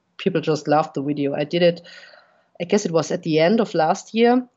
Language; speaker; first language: English; non-native, fluent; German